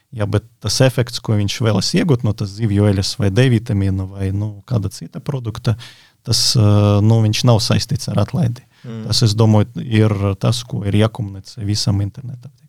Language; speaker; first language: Latvian; non-native, local second language; Russian